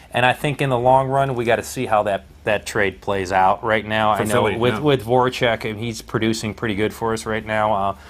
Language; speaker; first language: English; native; English